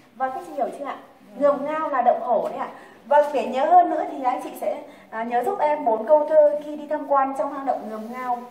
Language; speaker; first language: Vietnamese; non-native, local second language; Tày